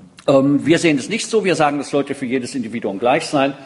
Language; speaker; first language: German; native; German